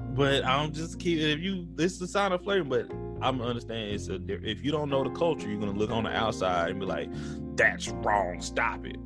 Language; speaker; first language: English; native; English